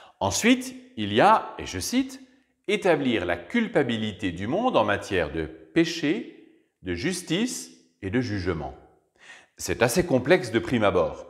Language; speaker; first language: French; native; French